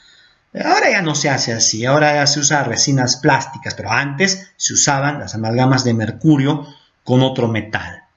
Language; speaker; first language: Spanish; native; Spanish